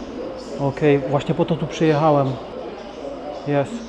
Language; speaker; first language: Polish; native; Polish